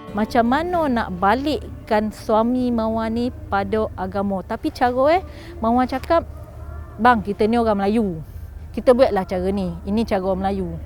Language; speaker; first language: Malay; native; Malay